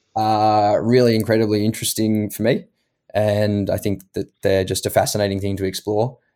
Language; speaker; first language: English; native; English